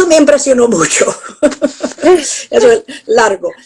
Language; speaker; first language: Spanish; non-native, fluent; English